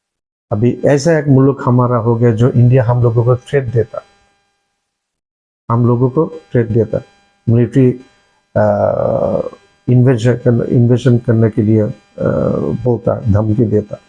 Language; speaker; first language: Hindi; non-native, learner; Bangla